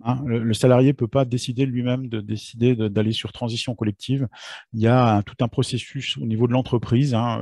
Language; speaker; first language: French; native; French